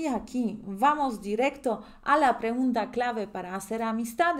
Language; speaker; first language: Spanish; non-native, fluent; Polish